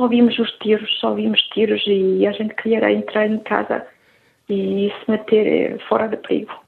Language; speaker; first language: Portuguese; early bilingual, heritage; Portuguese